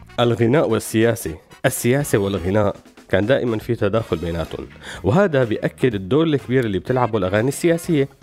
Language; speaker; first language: Arabic; native; Arabic